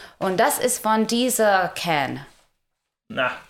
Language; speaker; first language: German; non-native, learner; Hindi